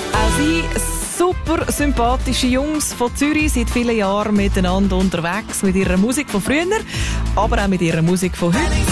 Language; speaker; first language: German; native; German